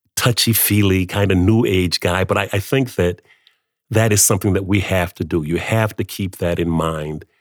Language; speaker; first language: English; native; English